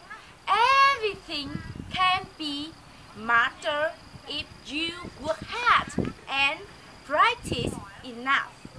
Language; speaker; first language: English; non-native, learner; Vietnamese